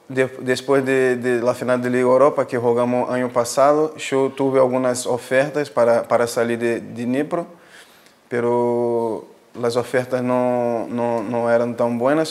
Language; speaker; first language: Spanish; non-native, fluent; Portuguese